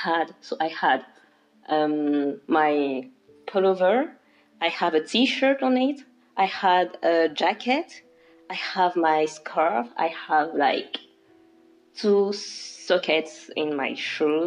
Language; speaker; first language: English; non-native, local second language; French